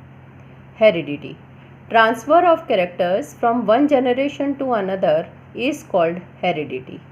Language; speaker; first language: English; non-native, local second language; Gujarati